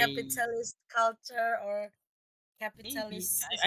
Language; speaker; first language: English; non-native, fluent; Indonesian